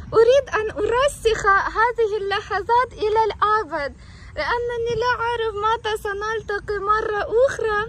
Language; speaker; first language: Arabic; non-native, fluent; Ukrainian